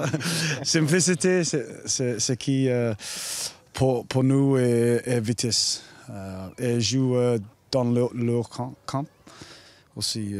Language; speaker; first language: French; non-native, learner; English